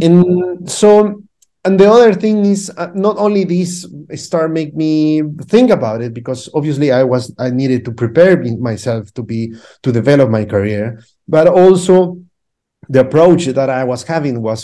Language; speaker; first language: English; non-native, fluent; Spanish